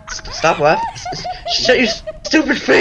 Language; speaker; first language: English; native; English